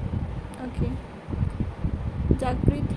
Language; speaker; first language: English; non-native, local second language; Punjabi